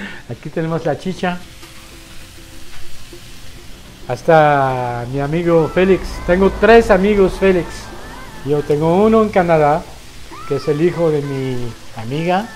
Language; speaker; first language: Spanish; non-native, fluent; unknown